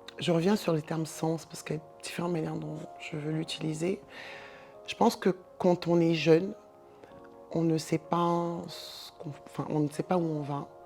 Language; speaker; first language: French; native; French